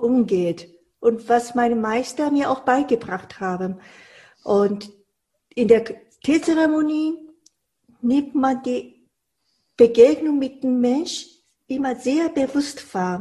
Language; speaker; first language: German; non-native, fluent; Japanese